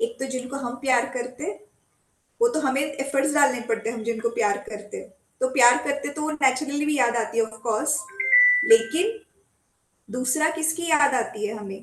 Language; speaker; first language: Hindi; native; Hindi